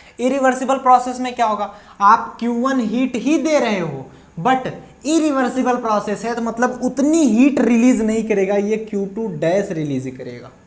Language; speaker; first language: Hindi; native; Hindi